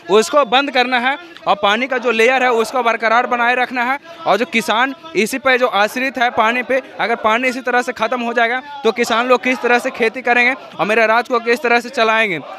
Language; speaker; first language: Hindi; native; Hindi